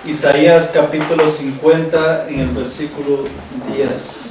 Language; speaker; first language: Spanish; native; Spanish